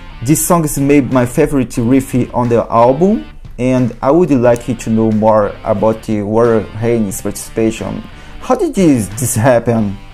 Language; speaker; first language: English; non-native, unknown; Portuguese